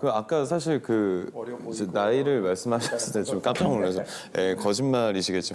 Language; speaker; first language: Korean; native; Korean